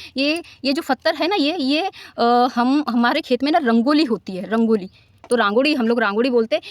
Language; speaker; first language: Hindi; non-native, local second language; Marathi